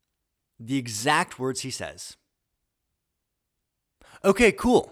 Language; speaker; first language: English; native; English